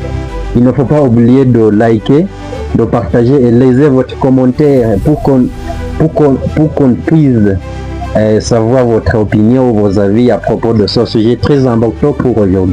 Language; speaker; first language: French; non-native, learner; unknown